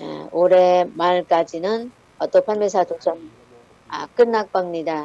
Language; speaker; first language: Korean; non-native, learner; Thai